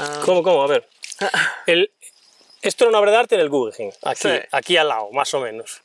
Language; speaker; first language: Spanish; native; Spanish